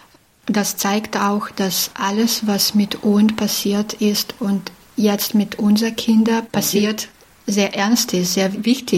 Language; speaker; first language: German; non-native, fluent; Belarusian